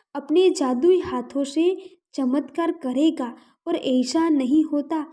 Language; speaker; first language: Hindi; non-native, local second language; Gujarati